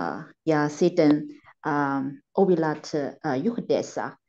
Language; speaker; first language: Finnish; non-native, learner; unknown